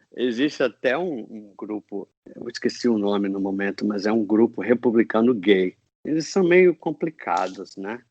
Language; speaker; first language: Portuguese; non-native, fluent; English